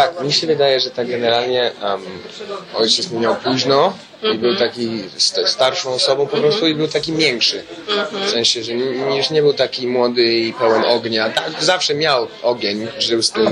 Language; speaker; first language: Polish; early bilingual, heritage; Polish